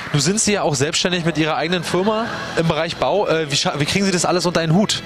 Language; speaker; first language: German; native; German